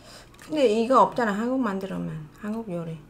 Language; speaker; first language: Korean; non-native, learner; Vietnamese